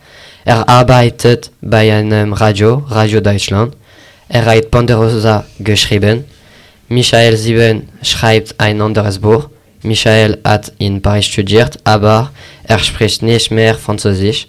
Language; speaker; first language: German; non-native, learner; French